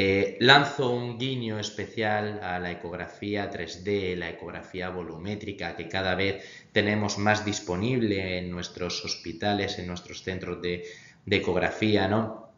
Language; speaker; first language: Spanish; native; Spanish